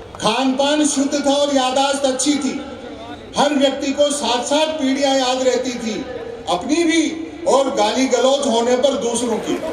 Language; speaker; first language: Hindi; native; Hindi